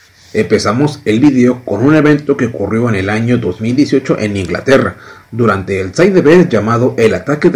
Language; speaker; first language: Spanish; native; Spanish